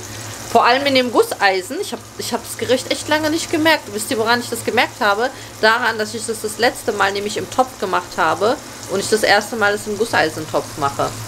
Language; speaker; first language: German; native; German